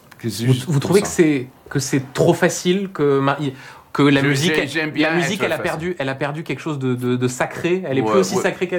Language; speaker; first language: French; native; French